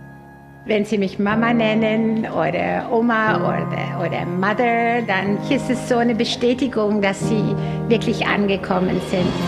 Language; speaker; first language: German; non-native, fluent; Dutch